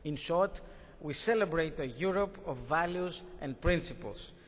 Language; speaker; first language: English; non-native, fluent; Greek